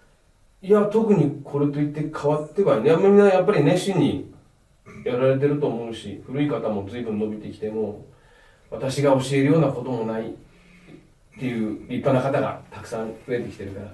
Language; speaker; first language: Japanese; native; Japanese